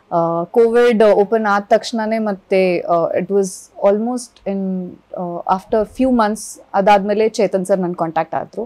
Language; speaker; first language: Kannada; early bilingual, other home language; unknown